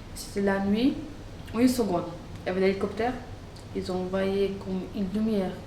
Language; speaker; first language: French; non-native, fluent; Arabic